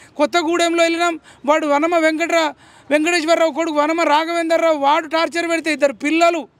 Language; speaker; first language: Telugu; native; Telugu